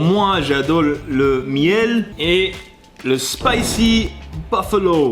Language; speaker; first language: French; non-native, learner; English